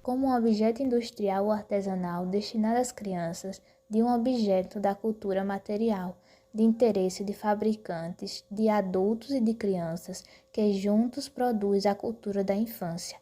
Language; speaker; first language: Portuguese; native; Portuguese